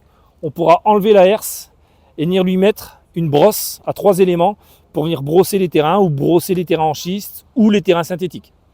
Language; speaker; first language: French; native; French